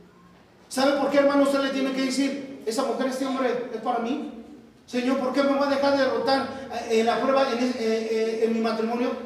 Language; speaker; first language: Spanish; native; Spanish